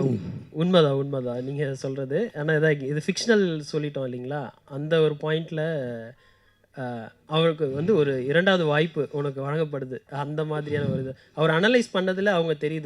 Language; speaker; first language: Tamil; native; Tamil